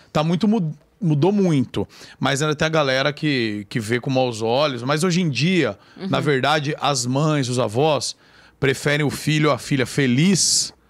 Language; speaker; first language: Portuguese; native; Portuguese